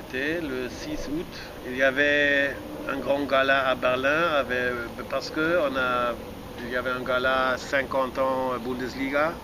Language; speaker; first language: French; non-native, fluent; German